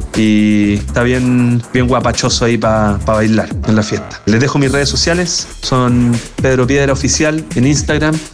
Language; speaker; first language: Spanish; native; Spanish